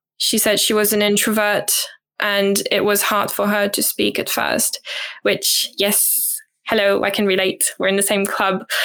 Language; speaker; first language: English; non-native, fluent; French